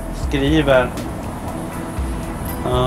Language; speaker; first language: Swedish; native; Swedish